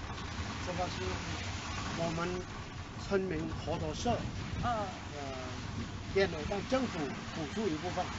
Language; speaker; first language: Chinese; non-native, learner; English